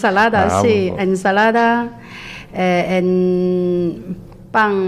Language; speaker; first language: Spanish; non-native, learner; Chinese